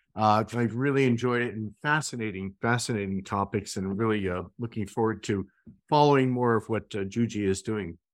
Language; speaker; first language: English; native; English